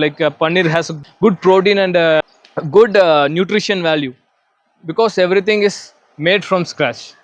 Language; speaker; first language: English; non-native, local second language; Tamil